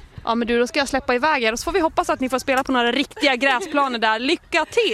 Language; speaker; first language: Swedish; native; Swedish